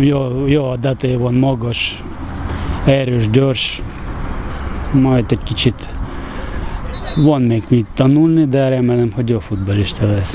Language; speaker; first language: Hungarian; non-native, learner; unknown